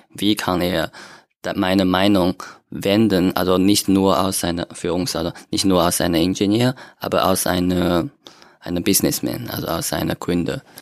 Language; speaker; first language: German; non-native, learner; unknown